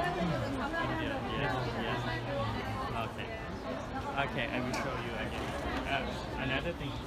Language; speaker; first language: English; non-native, learner; Thai